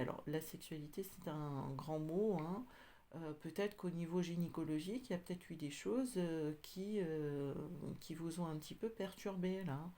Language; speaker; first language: French; native; French